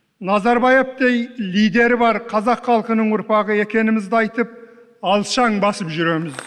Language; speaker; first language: Kazakh; early bilingual, heritage; Kazakh